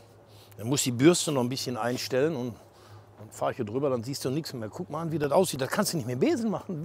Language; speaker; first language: German; native; German